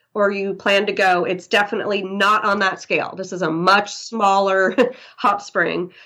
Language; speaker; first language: English; native; English